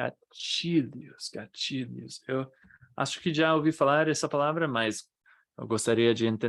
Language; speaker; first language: Portuguese; non-native, fluent; English